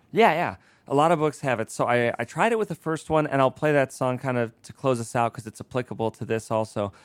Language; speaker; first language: English; native; English